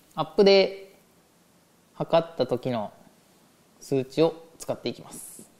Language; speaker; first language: Japanese; native; Japanese